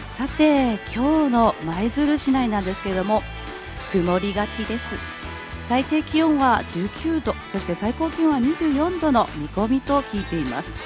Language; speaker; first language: Japanese; native; Japanese